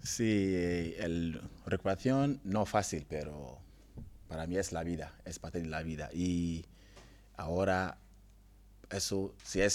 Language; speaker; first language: Spanish; non-native, learner; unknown